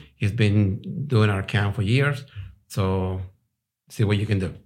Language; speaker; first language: English; non-native, fluent; Spanish